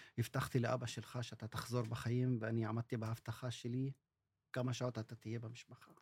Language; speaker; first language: Hebrew; non-native, local second language; Arabic